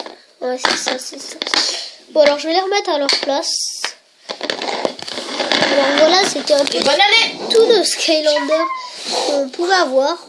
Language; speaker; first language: French; native; French